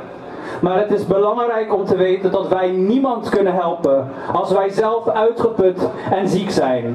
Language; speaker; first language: Dutch; early bilingual, other home language; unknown